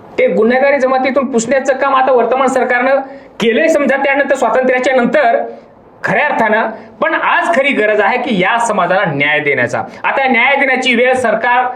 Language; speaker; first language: Marathi; non-native, local second language; Lambadi